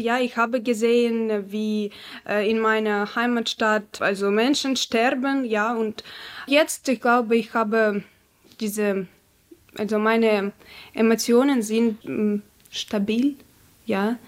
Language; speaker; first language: German; non-native, fluent; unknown